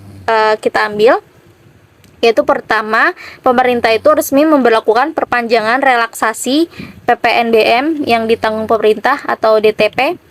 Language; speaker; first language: Indonesian; native; Indonesian